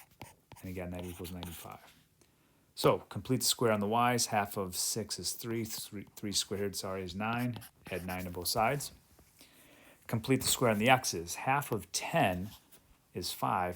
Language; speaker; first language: English; native; English